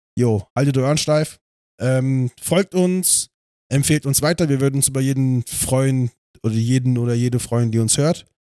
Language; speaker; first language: German; native; German